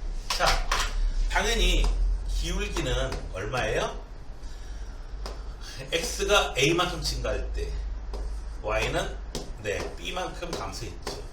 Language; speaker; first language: Korean; native; Korean